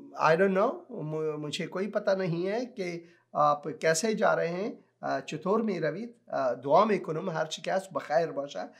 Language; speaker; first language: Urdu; non-native, local second language; Punjabi